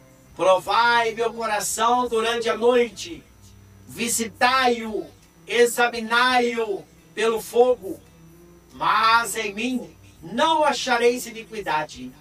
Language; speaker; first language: Portuguese; native; Portuguese